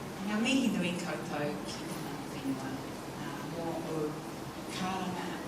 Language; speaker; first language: Māori; non-native, learner; English